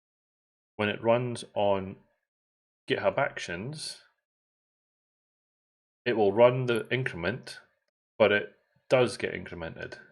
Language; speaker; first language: English; native; English